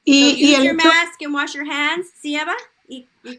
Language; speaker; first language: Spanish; early bilingual, heritage; Spanish